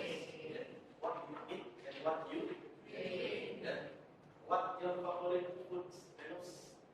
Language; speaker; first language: English; non-native, learner; Indonesian